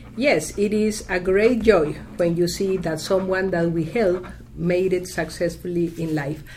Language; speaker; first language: English; non-native, fluent; Spanish